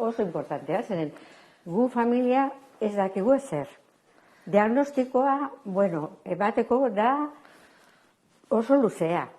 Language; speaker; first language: Basque; non-native, local second language; Spanish